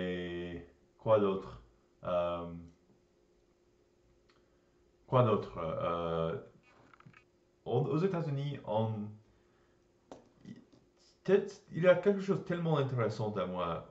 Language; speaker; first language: French; non-native, learner; English